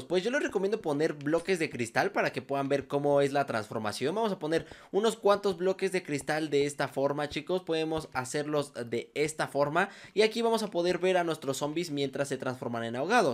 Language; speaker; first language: Spanish; native; Spanish